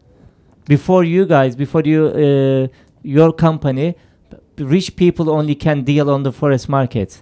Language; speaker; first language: English; non-native, fluent; Turkish